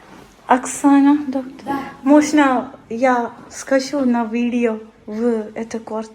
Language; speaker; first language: Russian; non-native, learner; Malayalam